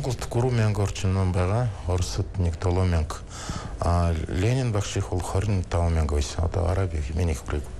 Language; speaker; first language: Mongolian; non-native, fluent; Russian